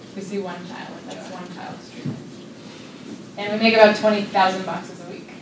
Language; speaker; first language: English; native; English